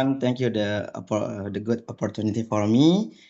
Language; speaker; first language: English; non-native, learner; Indonesian